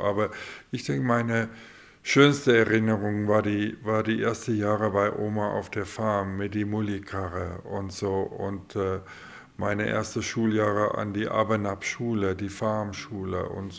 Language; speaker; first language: German; non-native, local second language; Afrikaans